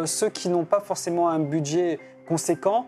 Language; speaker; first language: French; native; French